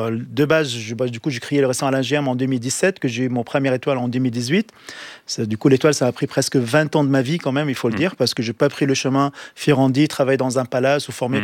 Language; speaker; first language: French; non-native, local second language; Arabic